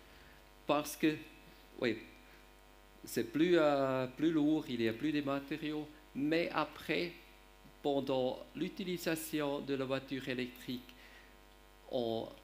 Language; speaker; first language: French; non-native, learner; German